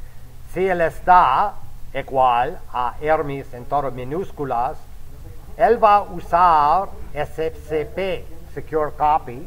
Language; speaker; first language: Spanish; non-native, fluent; English